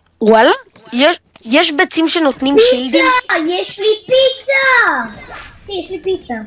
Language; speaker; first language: Hebrew; native; Hebrew